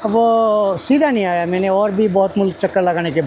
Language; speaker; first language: Hindi; non-native, learner; Bangla